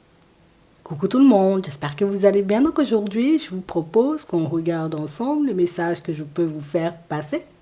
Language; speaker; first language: French; native; French